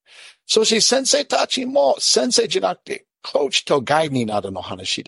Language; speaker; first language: Japanese; non-native, fluent; English